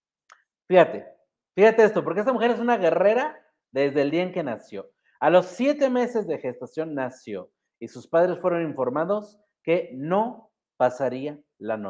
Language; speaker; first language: Spanish; native; Spanish